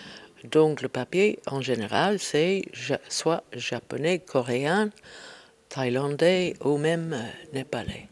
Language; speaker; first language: French; non-native, fluent; English